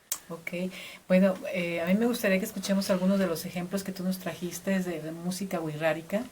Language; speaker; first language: Spanish; native; Spanish